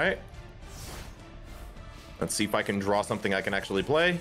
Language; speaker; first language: English; native; English